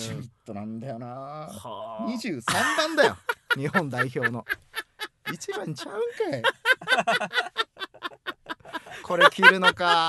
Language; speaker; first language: Japanese; native; Japanese